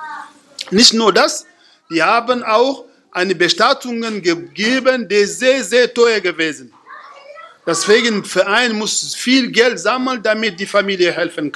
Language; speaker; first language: German; non-native, fluent; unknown